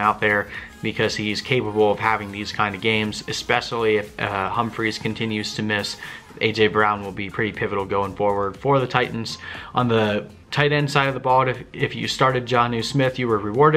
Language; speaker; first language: English; native; English